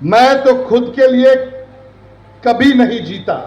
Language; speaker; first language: Hindi; non-native, local second language; Marathi